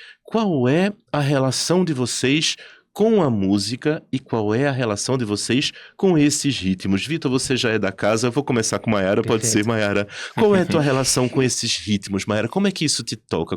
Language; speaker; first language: Portuguese; native; Portuguese